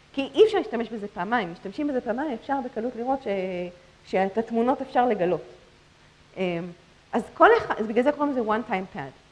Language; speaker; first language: Hebrew; native; Hebrew